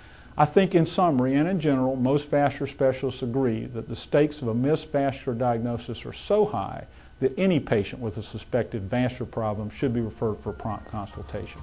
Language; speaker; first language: English; native; English